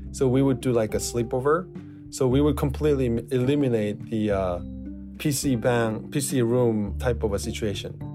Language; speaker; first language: English; non-native, fluent; Korean